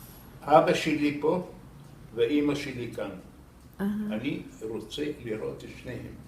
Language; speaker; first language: Hebrew; non-native, fluent; Arabic